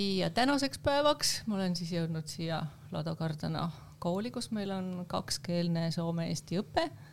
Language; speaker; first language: Estonian; native; Estonian